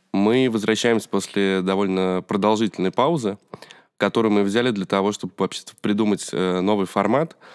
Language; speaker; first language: Russian; native; Russian